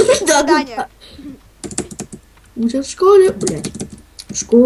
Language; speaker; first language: Russian; native; Russian